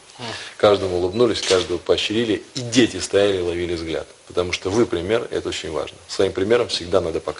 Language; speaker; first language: Russian; native; Russian